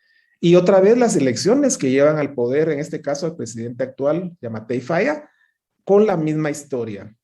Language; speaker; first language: Spanish; native; Spanish